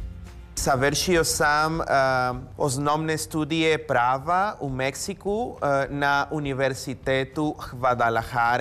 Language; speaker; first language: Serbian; non-native, learner; Spanish